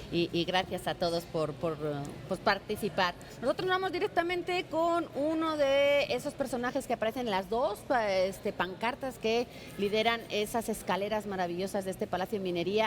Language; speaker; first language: Spanish; native; Spanish